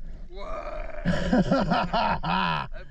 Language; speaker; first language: French; native; French